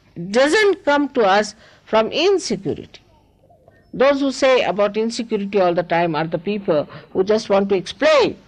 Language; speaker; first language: English; non-native, local second language; Marathi